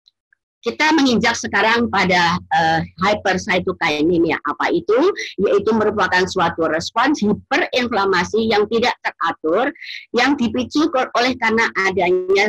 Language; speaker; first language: Indonesian; native; Indonesian